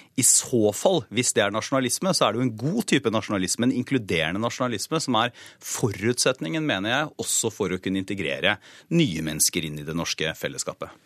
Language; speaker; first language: Norwegian; native; Norwegian